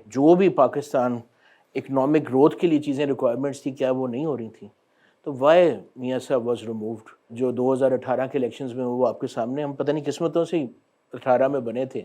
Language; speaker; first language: Urdu; non-native, local second language; Punjabi